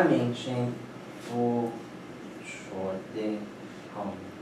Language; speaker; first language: Chinese; non-native, learner; English